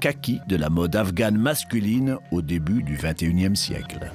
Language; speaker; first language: French; native; French